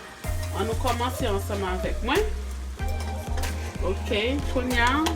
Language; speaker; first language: French; non-native, learner; Haitian Creole